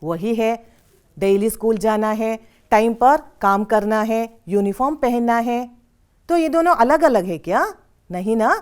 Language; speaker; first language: Hindi; non-native, local second language; Kannada